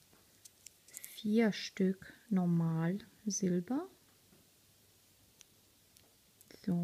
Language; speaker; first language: German; non-native, fluent; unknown